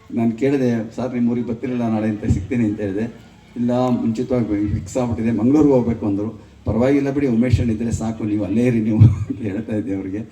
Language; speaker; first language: Kannada; native; Kannada